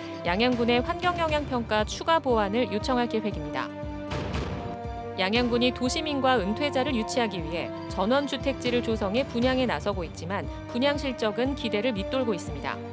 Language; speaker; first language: Korean; native; Korean